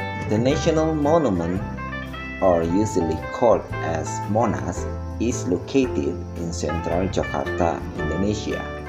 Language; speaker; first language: English; non-native, fluent; Indonesian